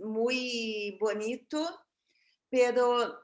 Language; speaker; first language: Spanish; non-native, fluent; Portuguese